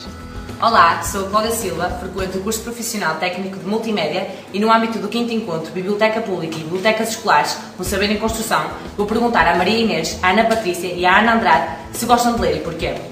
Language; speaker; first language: Portuguese; native; Portuguese